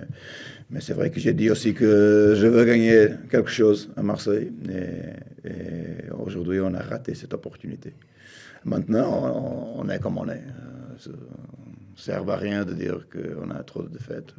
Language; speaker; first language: French; non-native, fluent; Portuguese